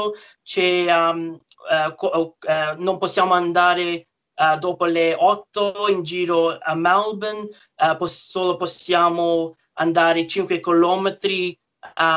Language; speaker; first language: Italian; early bilingual, heritage; English